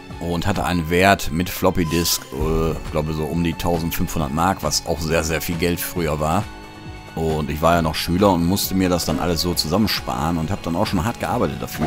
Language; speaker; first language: German; native; German